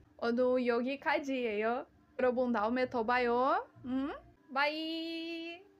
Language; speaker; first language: Korean; non-native, learner; Portuguese